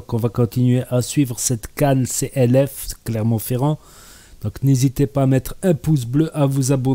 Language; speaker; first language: French; native; French